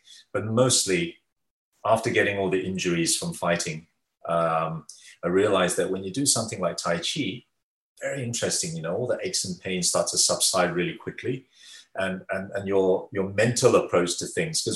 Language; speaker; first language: English; native; English